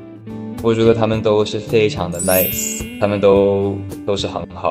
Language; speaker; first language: Chinese; non-native, fluent; English